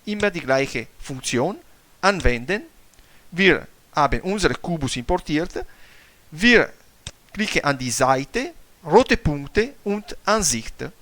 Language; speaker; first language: German; non-native, fluent; Italian